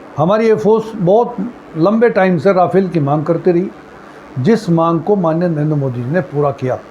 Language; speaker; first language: Hindi; native; Hindi